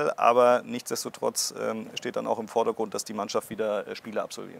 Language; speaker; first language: German; native; German